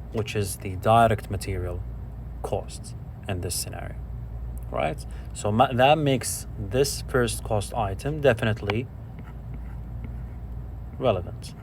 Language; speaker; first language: English; non-native, fluent; Arabic